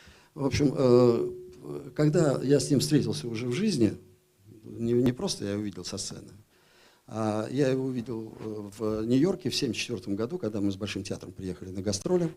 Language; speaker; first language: Russian; native; Russian